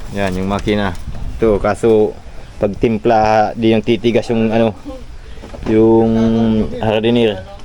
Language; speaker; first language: Filipino; non-native, local second language; Bikol